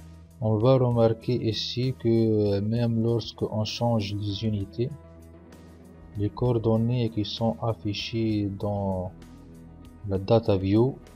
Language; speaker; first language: French; non-native, local second language; Arabic